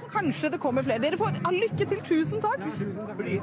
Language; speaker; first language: Norwegian; native; Norwegian